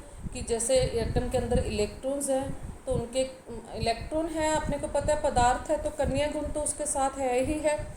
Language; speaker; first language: Hindi; native; Hindi